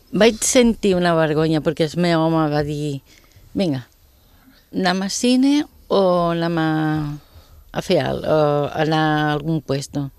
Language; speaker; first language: Catalan; non-native, local second language; Spanish